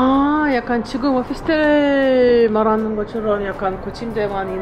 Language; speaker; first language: Korean; non-native, fluent; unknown